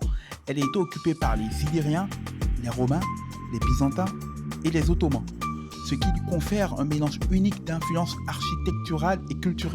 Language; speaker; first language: French; native; French